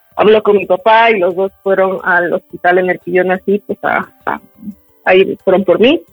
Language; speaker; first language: Spanish; native; Spanish